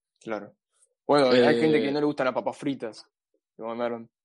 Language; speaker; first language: Spanish; native; Spanish